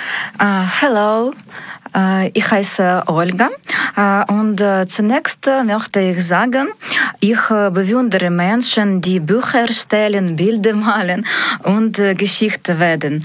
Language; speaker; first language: German; non-native, learner; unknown